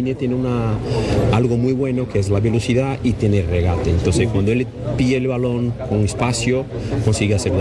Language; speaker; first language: Spanish; non-native, fluent; Portuguese